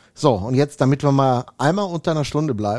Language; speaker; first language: German; native; German